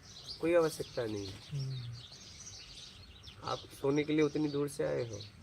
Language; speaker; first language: Hindi; native; Hindi